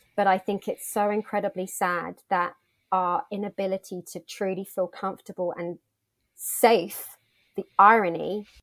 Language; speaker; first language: English; native; English